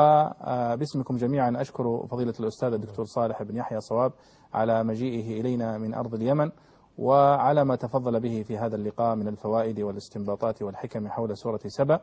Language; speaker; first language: Arabic; native; Arabic